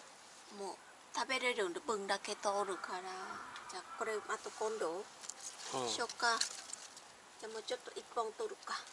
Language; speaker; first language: Japanese; non-native, learner; Vietnamese